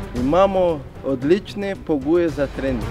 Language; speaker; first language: Slovenian; non-native, learner; Portuguese